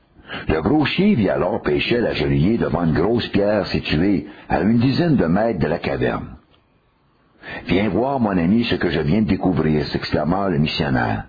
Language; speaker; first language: French; native; French